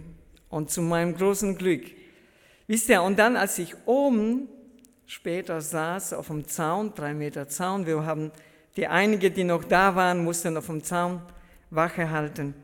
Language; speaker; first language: German; early bilingual, heritage; German